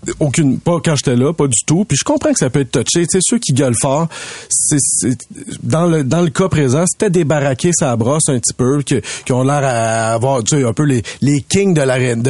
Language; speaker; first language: French; native; French